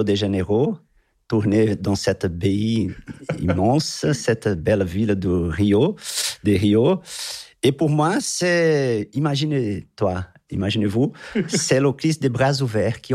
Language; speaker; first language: French; non-native, fluent; Portuguese